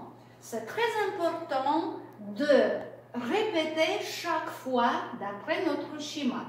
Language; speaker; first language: French; non-native, fluent; Russian